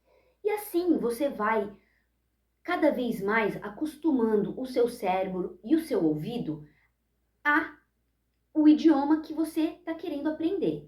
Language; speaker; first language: Portuguese; early bilingual, heritage; Portuguese